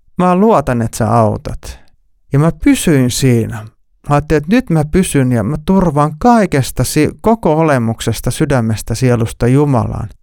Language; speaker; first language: Finnish; native; Finnish